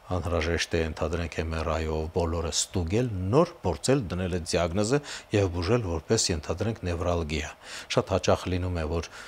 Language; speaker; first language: Armenian; native; Armenian